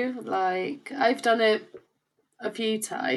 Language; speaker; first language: English; non-native, fluent; Polish